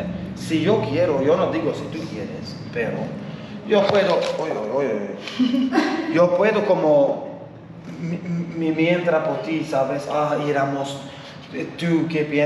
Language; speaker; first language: Spanish; non-native, learner; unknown